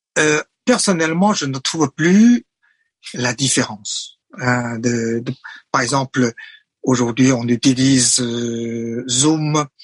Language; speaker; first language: French; non-native, fluent; Chinese